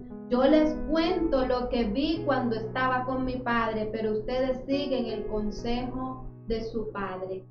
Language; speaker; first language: Spanish; native; Spanish